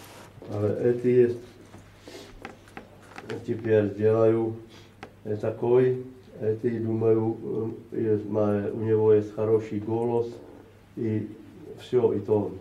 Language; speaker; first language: Russian; non-native, learner; Czech